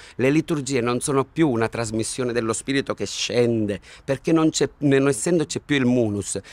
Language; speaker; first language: Italian; native; Italian